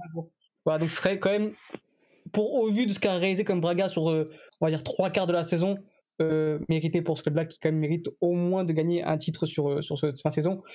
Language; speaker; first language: French; native; French